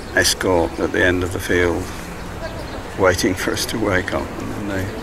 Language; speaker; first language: English; native; English